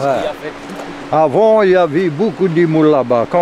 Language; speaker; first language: French; non-native, local second language; Arabic